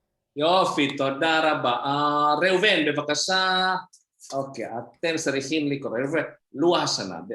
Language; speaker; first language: Hebrew; non-native, fluent; Indonesian